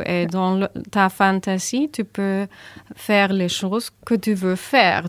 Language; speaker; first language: French; non-native, learner; German